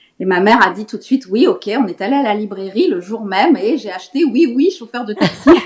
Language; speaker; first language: French; early bilingual, other home language; Ladino